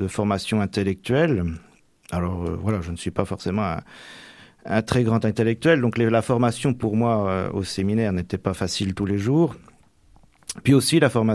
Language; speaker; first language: French; native; French